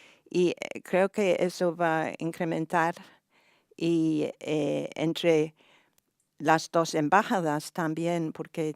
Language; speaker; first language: Spanish; non-native, fluent; English